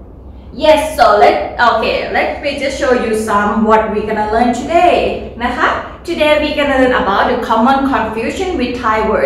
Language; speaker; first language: English; non-native, learner; Thai